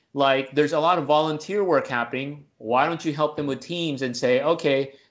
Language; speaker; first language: English; non-native, local second language; Filipino